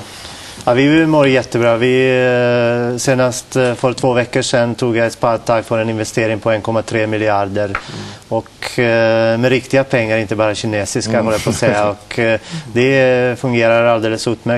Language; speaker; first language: Swedish; non-native, fluent; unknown